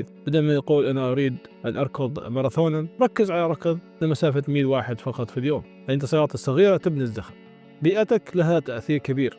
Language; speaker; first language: Arabic; native; Arabic